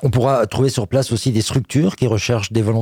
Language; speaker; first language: French; native; French